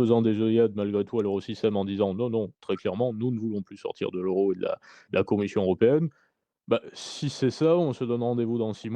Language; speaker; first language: French; native; French